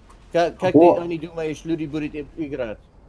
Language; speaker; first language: Russian; non-native, learner; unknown